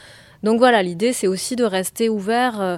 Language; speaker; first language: French; native; French